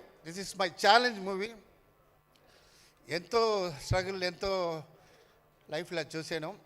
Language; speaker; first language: Telugu; non-native, fluent; Tamil